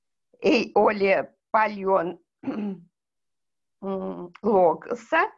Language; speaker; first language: Finnish; non-native, learner; Russian